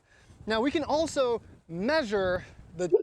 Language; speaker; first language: English; native; English